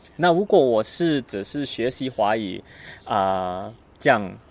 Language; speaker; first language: Chinese; non-native, learner; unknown